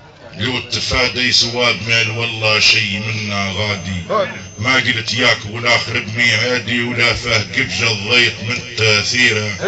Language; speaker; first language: Arabic; native; Arabic